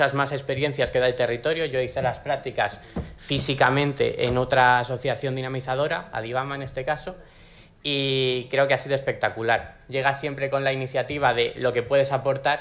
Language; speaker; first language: Spanish; native; Spanish